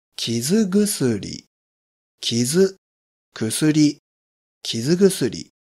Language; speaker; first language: Japanese; native; Japanese